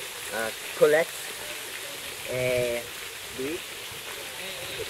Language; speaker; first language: French; non-native, learner; English